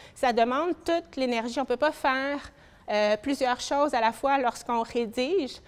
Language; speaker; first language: French; native; French